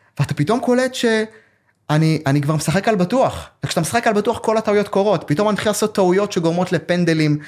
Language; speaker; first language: Hebrew; native; Hebrew